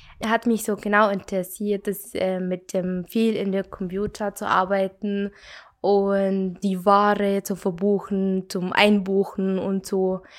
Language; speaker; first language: German; non-native, learner; Arabic